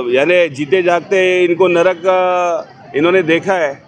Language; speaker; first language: Hindi; non-native, local second language; Marathi